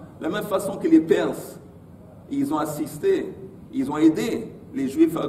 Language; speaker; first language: French; native; French